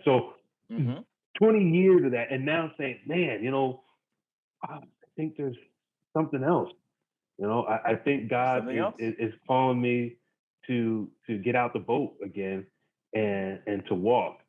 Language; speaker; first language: English; native; English